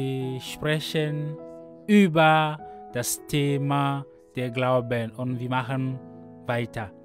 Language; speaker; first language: German; non-native, fluent; Ewe